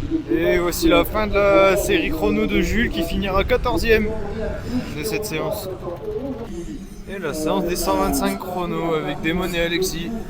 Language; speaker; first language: French; native; French